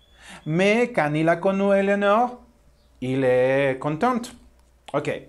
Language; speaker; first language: French; non-native, learner; Spanish